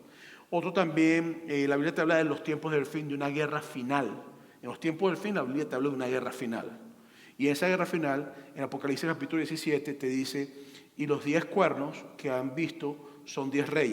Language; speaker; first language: Spanish; native; Spanish